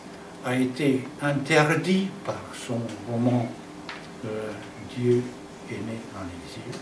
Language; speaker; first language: French; non-native, fluent; Romanian